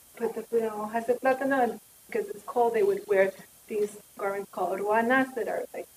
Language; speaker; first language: English; native; English